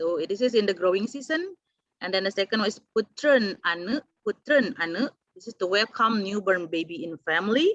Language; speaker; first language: English; non-native, fluent; Indonesian